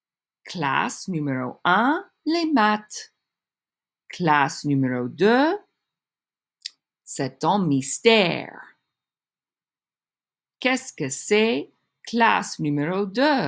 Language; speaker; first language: French; non-native, fluent; English